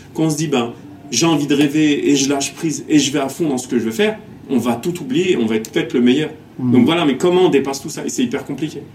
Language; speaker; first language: French; native; French